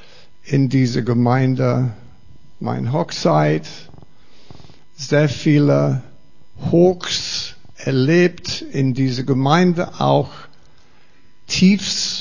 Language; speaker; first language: German; non-native, fluent; English